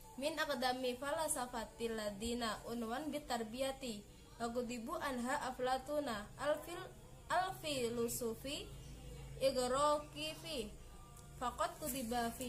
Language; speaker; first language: Arabic; non-native, learner; Indonesian